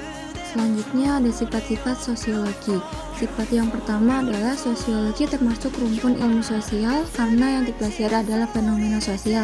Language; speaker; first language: Indonesian; native; Indonesian